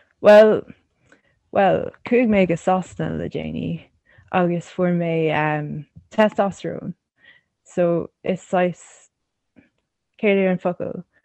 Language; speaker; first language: Irish; non-native, local second language; English